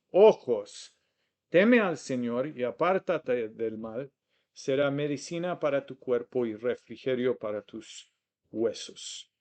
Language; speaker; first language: Spanish; non-native, fluent; English